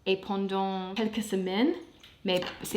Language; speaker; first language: French; non-native, fluent; English